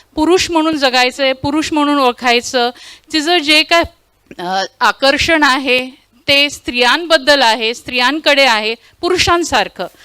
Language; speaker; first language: Marathi; non-native, local second language; Tulu